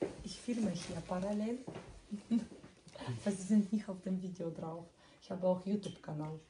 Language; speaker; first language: German; non-native, fluent; Russian